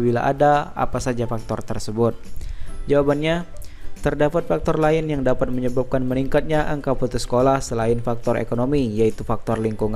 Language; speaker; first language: Indonesian; native; Indonesian